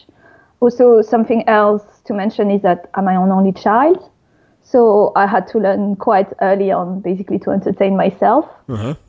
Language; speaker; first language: English; non-native, fluent; French